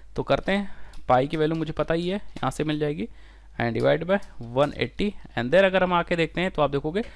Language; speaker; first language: Hindi; native; Hindi